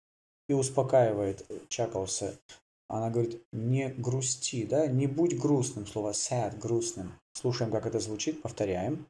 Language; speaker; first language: Russian; native; Russian